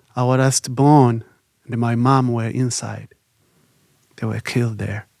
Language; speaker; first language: English; non-native, local second language; Kinyarwanda